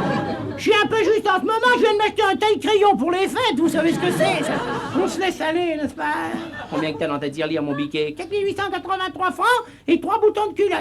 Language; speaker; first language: French; native; French